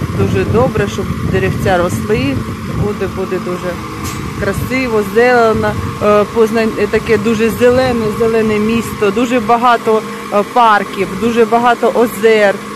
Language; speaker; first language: Ukrainian; non-native, local second language; Russian